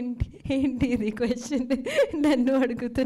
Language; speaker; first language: Telugu; non-native, fluent; Hindi